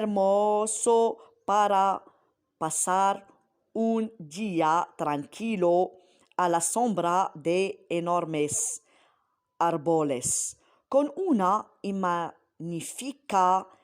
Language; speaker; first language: Spanish; non-native, fluent; Arabic